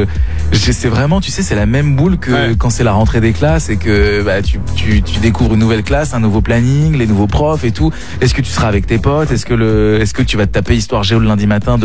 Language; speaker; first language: French; native; French